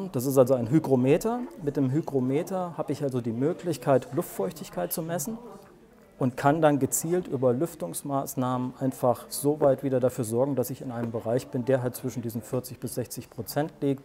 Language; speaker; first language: German; native; German